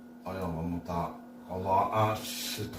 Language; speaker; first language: French; native; French